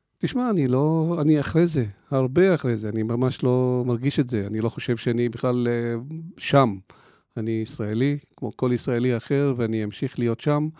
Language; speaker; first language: Hebrew; non-native, local second language; Arabic